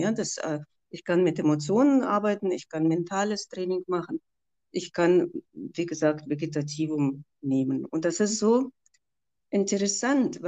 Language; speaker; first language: German; non-native, fluent; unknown